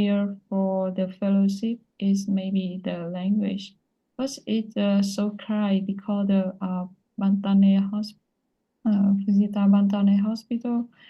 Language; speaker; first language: English; non-native, learner; Vietnamese